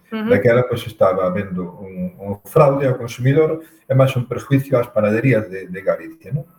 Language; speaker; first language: Galician; native; Galician